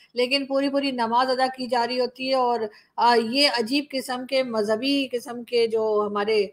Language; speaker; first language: Hindi; native; Hindi